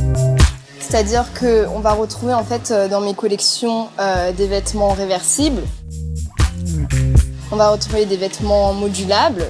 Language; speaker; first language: French; native; French